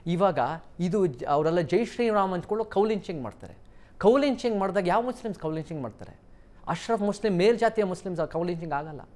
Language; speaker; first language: Kannada; early bilingual, heritage; Kannada